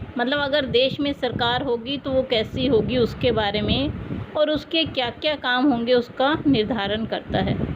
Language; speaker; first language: Hindi; native; Hindi